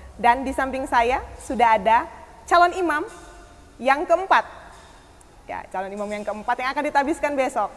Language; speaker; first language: Indonesian; native; Indonesian